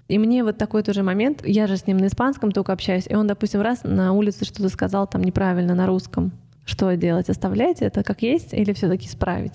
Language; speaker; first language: Russian; native; Russian